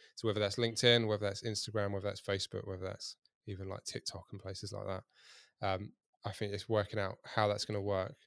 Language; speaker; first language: English; native; English